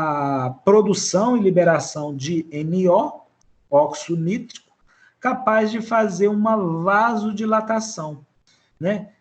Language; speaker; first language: Portuguese; native; Portuguese